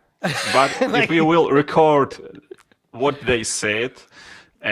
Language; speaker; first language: English; non-native, fluent; Russian